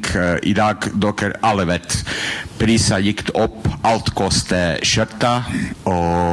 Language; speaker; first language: Norwegian; non-native, learner; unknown